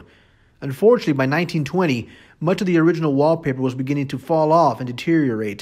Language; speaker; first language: English; native; English